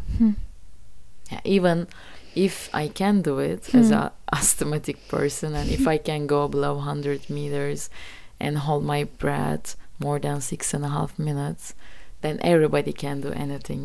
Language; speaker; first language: English; non-native, fluent; Turkish